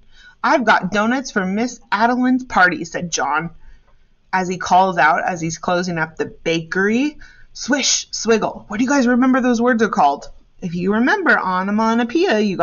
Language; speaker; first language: English; native; English